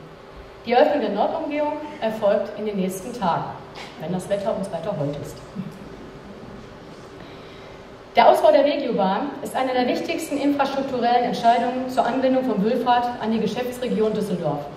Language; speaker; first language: German; native; German